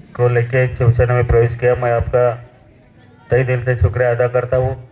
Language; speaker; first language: Hindi; non-native, local second language; Marathi